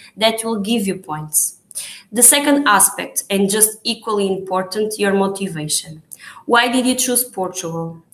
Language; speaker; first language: English; non-native, fluent; Portuguese